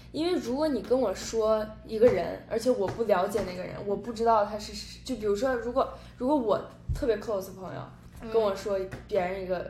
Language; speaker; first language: Chinese; native; Chinese